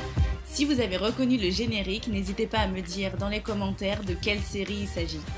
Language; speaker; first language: French; native; French